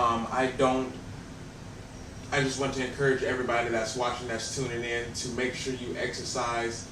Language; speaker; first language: English; native; English